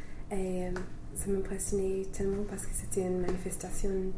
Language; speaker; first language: French; non-native, fluent; English